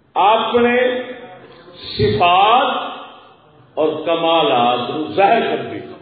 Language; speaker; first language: Urdu; non-native, local second language; Punjabi